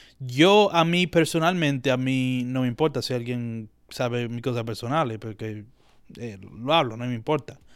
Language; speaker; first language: Spanish; native; Spanish